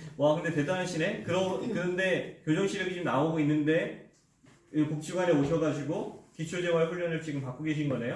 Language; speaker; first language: Korean; native; Korean